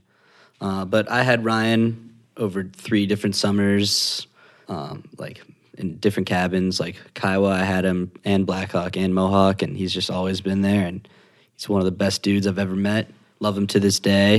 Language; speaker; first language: English; native; English